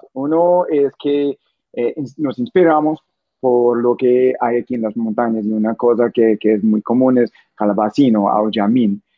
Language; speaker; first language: Spanish; non-native, fluent; English